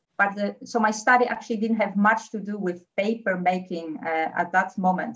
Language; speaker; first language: English; non-native, fluent; Polish